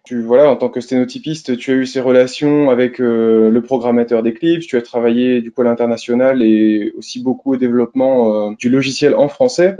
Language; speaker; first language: French; native; French